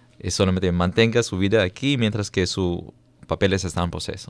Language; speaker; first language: Spanish; non-native, fluent; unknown